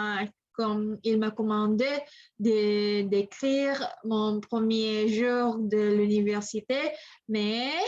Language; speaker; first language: French; non-native, learner; English